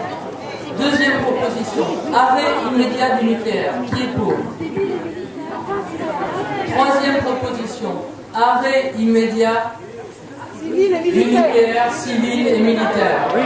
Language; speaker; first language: French; native; French